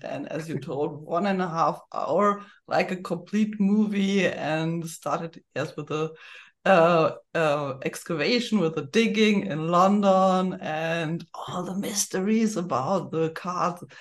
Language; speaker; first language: English; non-native, fluent; German